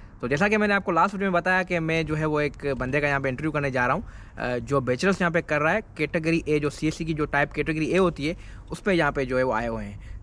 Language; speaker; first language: Urdu; non-native, local second language; Sindhi